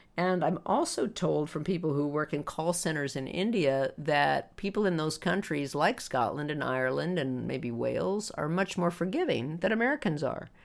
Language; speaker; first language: English; native; English